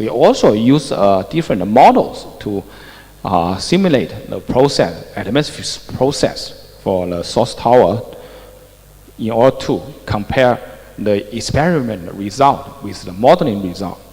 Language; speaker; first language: English; non-native, fluent; Chinese